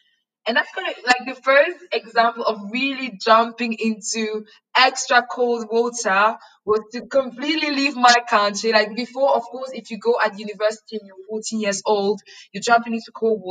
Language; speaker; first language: English; non-native, local second language; French